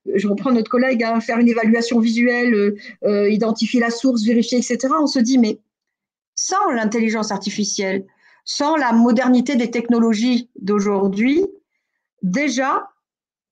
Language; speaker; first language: French; native; French